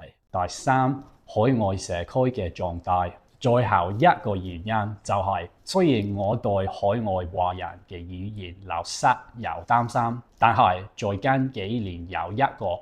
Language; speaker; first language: Cantonese; non-native, fluent; English